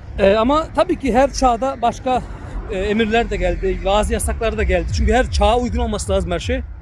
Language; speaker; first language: Turkish; early bilingual, heritage; Turkish